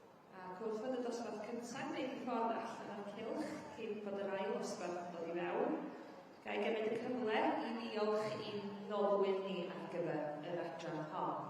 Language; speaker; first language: Welsh; native; Welsh